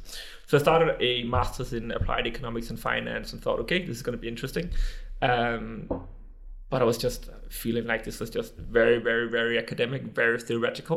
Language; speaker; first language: English; non-native, fluent; Danish